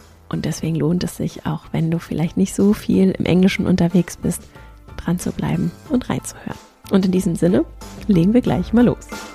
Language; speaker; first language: German; native; German